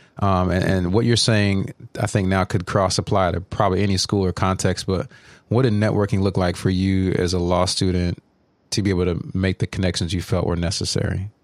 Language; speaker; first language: English; native; English